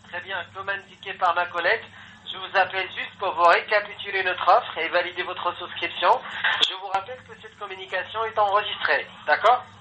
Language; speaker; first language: French; native; French